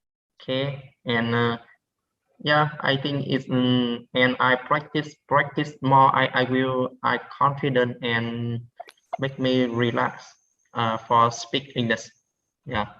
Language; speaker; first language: English; non-native, learner; Vietnamese